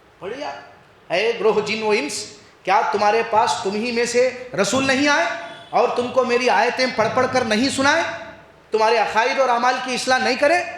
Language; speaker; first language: Urdu; native; Urdu